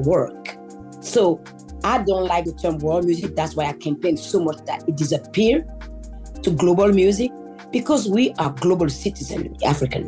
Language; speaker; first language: English; non-native, fluent; Yoruba